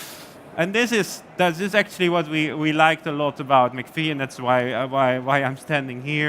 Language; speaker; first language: English; non-native, fluent; Dutch